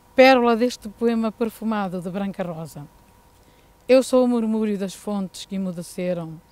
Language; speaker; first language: Portuguese; native; Portuguese